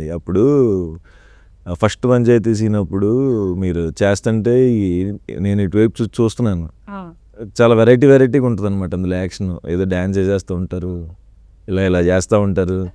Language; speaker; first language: Telugu; native; Telugu